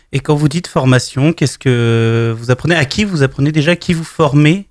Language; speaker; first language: French; native; French